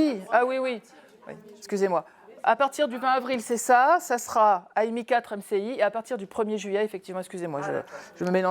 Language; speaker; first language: French; native; French